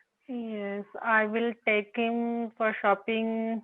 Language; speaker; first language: English; non-native, local second language; Hindi